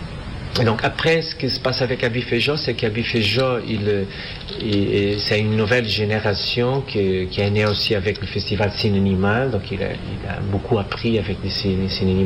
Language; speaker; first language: French; non-native, fluent; Portuguese